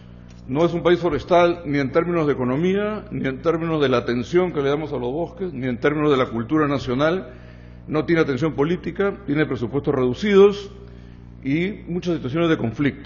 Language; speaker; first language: Spanish; native; Spanish